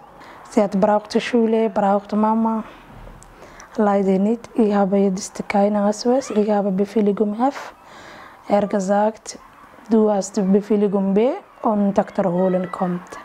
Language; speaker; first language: German; non-native, learner; Somali